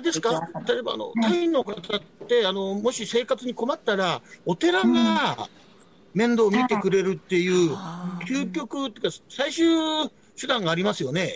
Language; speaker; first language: Japanese; native; Japanese